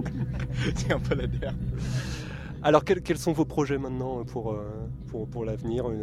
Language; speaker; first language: French; native; French